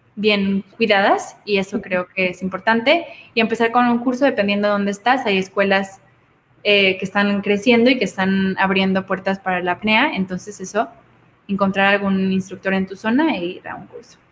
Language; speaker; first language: Spanish; native; Spanish